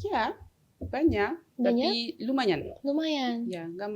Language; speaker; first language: Indonesian; non-native, learner; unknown